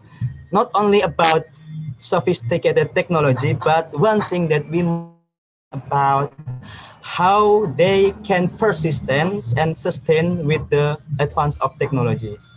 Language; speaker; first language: English; non-native, learner; Indonesian